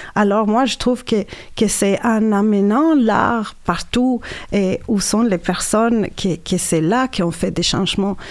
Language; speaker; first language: French; non-native, fluent; Spanish